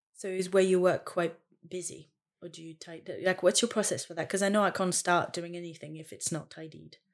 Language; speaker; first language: English; non-native, fluent; French